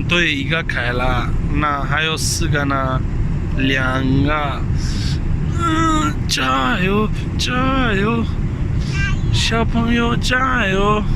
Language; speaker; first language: Chinese; non-native, fluent; Punjabi